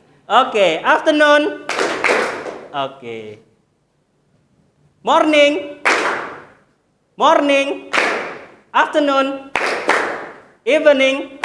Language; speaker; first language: English; non-native, learner; Indonesian